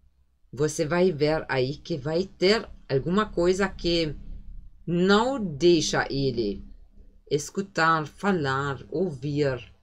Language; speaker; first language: Portuguese; non-native, fluent; German